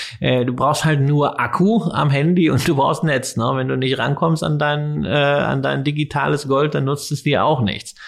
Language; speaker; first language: German; native; German